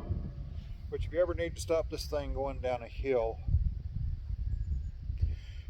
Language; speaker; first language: English; native; English